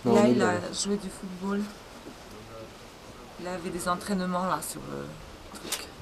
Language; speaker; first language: French; non-native, fluent; Bosnian